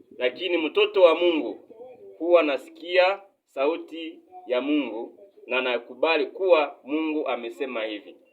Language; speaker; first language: Swahili; non-native, local second language; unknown